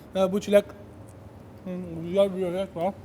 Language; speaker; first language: Turkish; non-native, learner; Italian